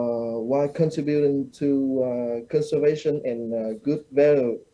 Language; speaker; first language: English; non-native, learner; Vietnamese